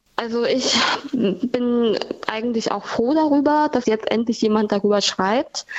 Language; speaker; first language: German; native; German